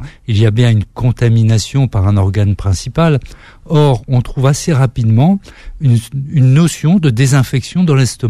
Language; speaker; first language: French; native; French